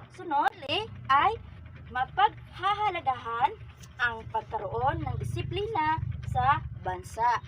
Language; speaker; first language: Filipino; non-native, local second language; Cebuano